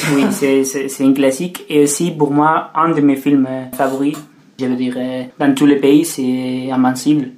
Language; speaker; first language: French; non-native, fluent; Spanish